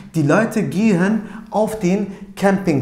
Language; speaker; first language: German; non-native, fluent; Turkish